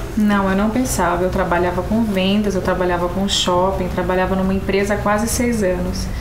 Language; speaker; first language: Portuguese; native; Portuguese